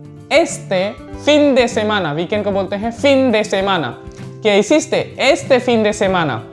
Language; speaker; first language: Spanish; non-native, learner; Hindi